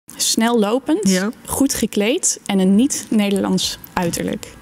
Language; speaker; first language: Dutch; native; Dutch